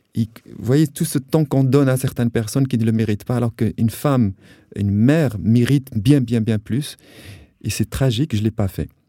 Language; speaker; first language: French; non-native, local second language; Arabic